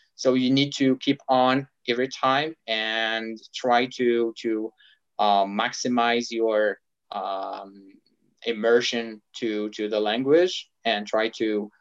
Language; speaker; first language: English; non-native, fluent; Arabic